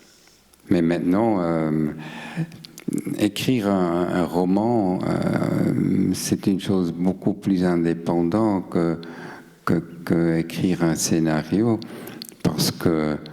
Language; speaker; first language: French; non-native, local second language; German